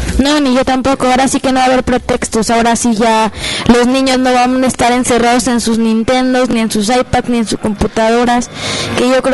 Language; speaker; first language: Spanish; native; Spanish